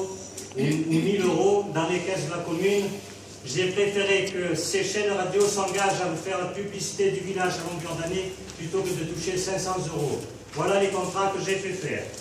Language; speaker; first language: French; native; French